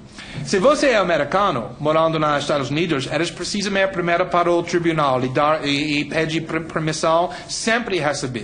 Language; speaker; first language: Portuguese; non-native, fluent; English